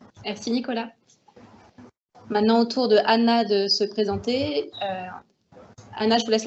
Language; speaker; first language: French; native; French